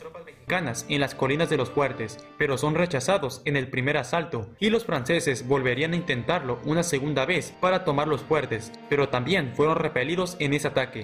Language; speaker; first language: Spanish; native; Spanish